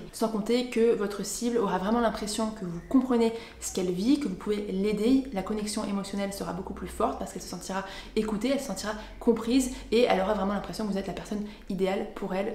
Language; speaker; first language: French; native; French